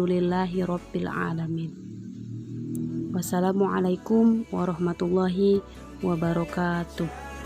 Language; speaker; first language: Indonesian; native; Indonesian